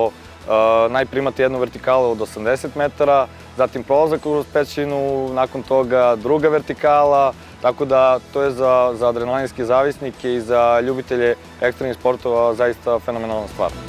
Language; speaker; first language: Croatian; native; Croatian